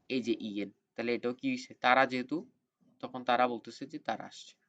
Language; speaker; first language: Bangla; native; Bangla